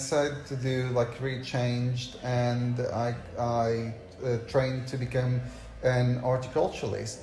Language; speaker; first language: English; non-native, fluent; Portuguese